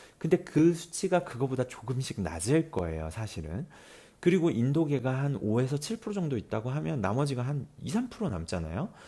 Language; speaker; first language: Korean; native; Korean